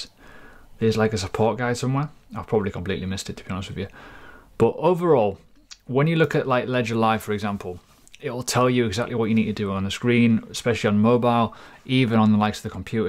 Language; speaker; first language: English; native; English